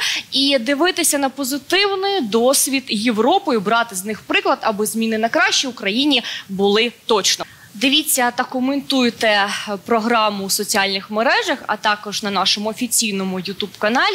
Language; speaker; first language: Ukrainian; native; Ukrainian